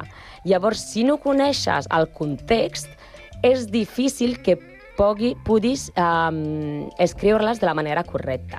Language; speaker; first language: Catalan; non-native, learner; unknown